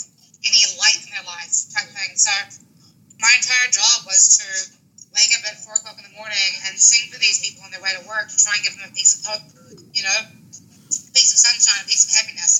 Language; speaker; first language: English; native; English